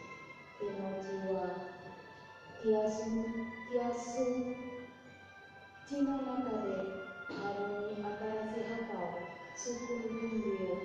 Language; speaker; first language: Japanese; non-native, learner; Indonesian